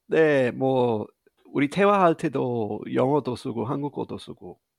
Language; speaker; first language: Korean; non-native, fluent; English